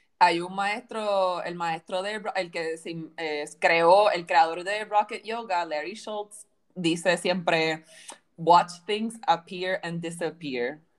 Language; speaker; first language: Spanish; native; Spanish